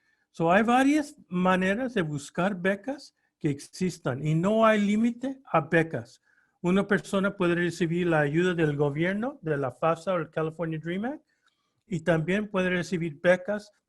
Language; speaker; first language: Spanish; early bilingual, heritage; Spanish